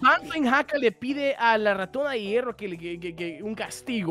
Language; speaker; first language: Spanish; native; Spanish